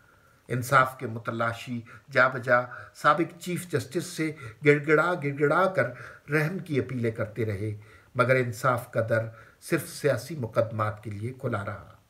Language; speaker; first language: Urdu; native; Urdu